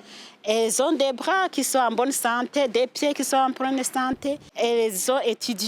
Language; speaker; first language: French; non-native, local second language; Rundi